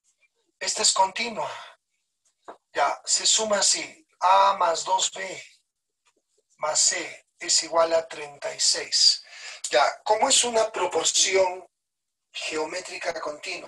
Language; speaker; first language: Spanish; native; Spanish